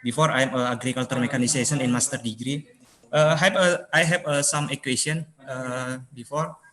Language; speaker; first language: English; non-native, learner; Indonesian